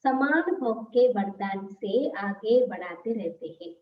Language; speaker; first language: Hindi; non-native, local second language; Telugu